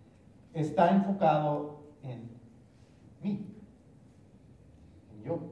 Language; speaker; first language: Spanish; early bilingual, heritage; English